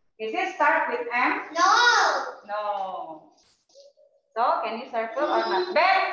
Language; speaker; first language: English; non-native, learner; Indonesian